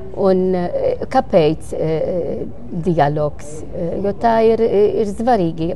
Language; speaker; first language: Latvian; non-native, learner; Maltese